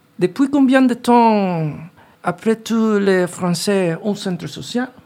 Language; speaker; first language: French; non-native, learner; Spanish